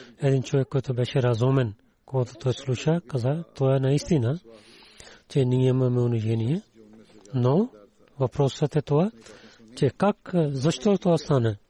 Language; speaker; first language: Bulgarian; non-native, learner; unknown